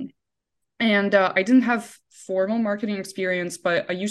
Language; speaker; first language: English; non-native, fluent; Russian